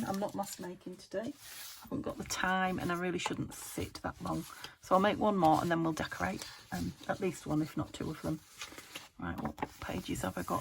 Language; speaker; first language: English; native; English